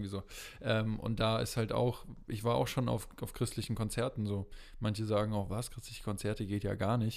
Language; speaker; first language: German; native; German